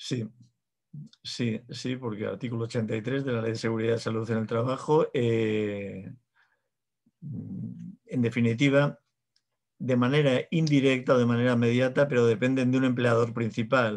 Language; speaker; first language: Spanish; native; Spanish